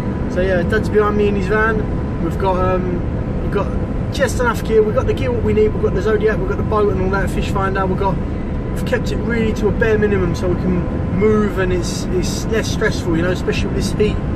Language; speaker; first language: English; native; English